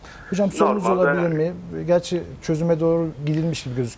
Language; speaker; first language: Turkish; native; Turkish